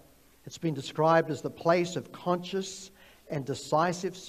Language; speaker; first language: English; native; English